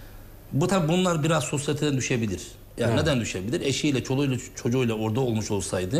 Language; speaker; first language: Turkish; native; Turkish